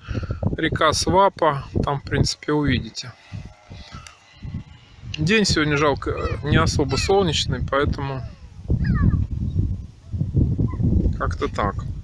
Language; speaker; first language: Russian; native; Russian